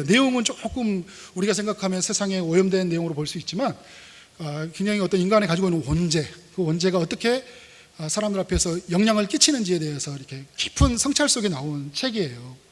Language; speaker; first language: Korean; native; Korean